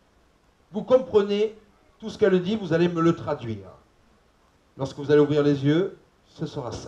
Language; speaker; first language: French; native; French